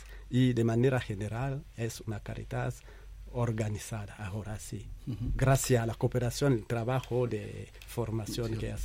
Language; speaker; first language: Spanish; non-native, fluent; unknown